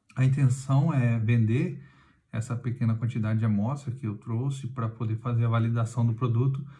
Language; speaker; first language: Portuguese; native; Portuguese